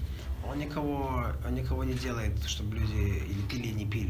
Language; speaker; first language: Russian; native; Russian